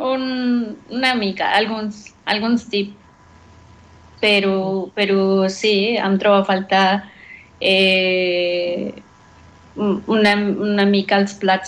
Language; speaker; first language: Catalan; non-native, learner; Spanish